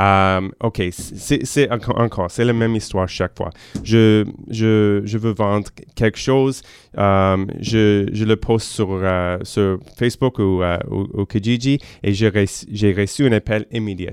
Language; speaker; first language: French; non-native, local second language; English